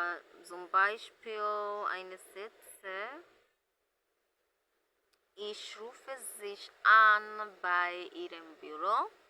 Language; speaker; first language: German; non-native, learner; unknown